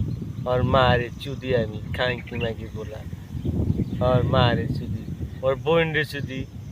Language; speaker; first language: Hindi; non-native, learner; Bangla